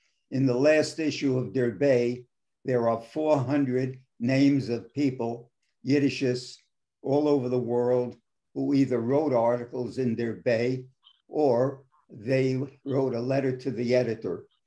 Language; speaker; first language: English; native; English